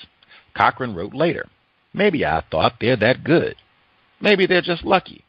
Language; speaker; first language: English; native; English